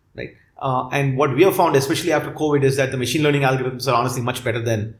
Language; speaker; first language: English; non-native, local second language; Tamil